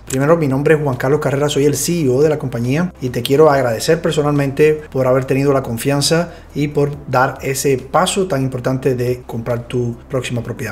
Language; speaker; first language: Spanish; native; Spanish